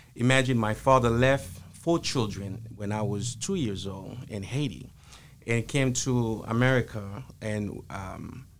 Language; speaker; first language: English; early bilingual, other home language; Haitian Creole